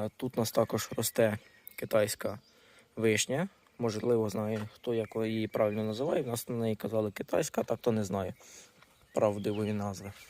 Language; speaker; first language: Ukrainian; non-native, local second language; Russian